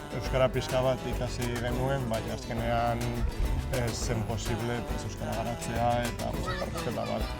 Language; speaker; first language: Basque; non-native, local second language; Spanish